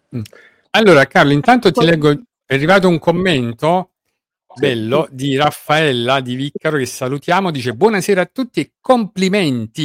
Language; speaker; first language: Italian; native; Italian